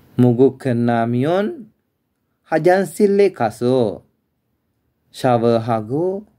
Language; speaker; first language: Korean; non-native, learner; Sinhala